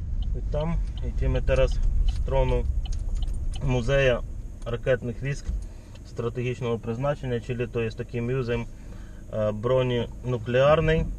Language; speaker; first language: Polish; non-native, learner; Ukrainian